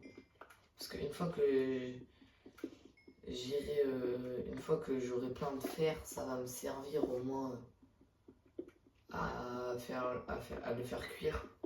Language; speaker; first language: French; native; French